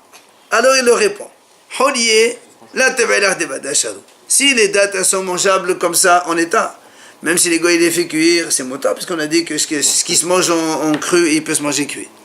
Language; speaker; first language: French; native; French